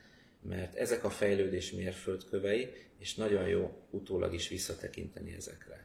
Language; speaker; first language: Hungarian; native; Hungarian